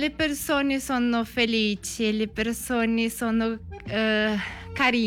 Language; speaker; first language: Italian; non-native, learner; Portuguese